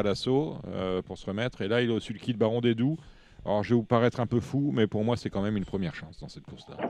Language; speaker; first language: French; native; French